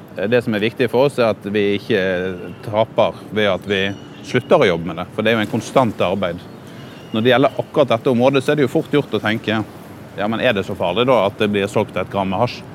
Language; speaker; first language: Norwegian; native; Norwegian